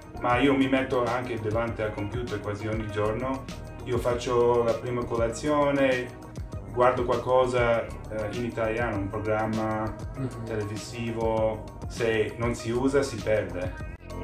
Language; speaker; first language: Italian; non-native, fluent; English